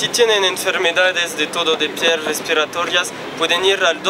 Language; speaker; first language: Spanish; non-native, fluent; French